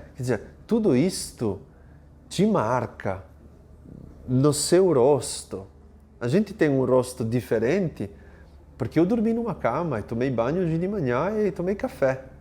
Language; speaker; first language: Portuguese; non-native, fluent; Italian